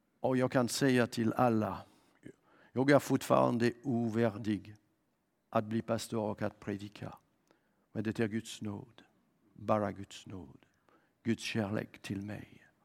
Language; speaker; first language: Swedish; non-native, fluent; French